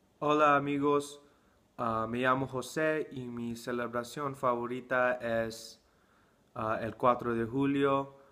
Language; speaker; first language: Spanish; early bilingual, heritage; English